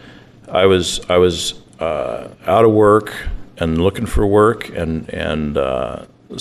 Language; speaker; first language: English; native; English